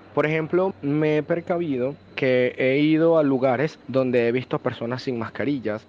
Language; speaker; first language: Spanish; native; Spanish